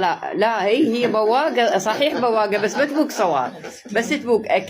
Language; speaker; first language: Arabic; native; Arabic